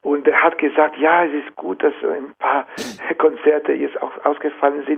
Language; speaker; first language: German; non-native, fluent; Italian